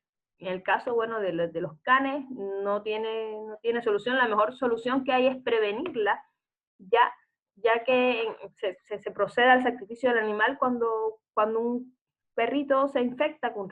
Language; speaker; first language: Spanish; native; Spanish